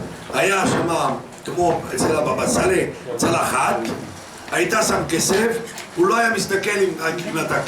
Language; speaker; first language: Hebrew; non-native, fluent; French